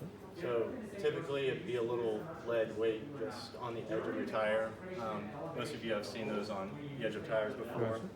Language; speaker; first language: English; native; English